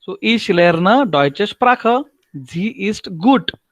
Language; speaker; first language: German; non-native, learner; Marathi